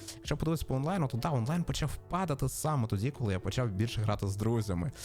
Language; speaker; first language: Ukrainian; native; Ukrainian